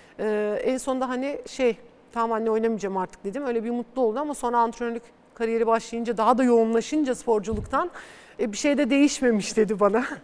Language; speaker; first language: Turkish; early bilingual, other home language; Bulgarian